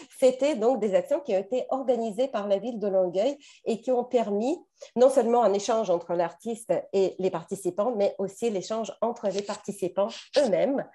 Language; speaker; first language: French; non-native, fluent; Ukrainian